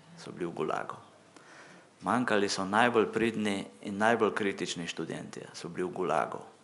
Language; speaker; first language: Slovenian; native; Slovenian